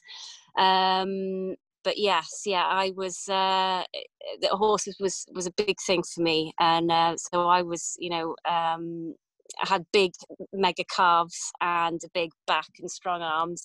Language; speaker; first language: English; native; English